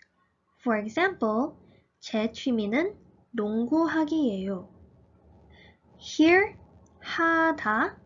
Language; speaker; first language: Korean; early bilingual, heritage; Korean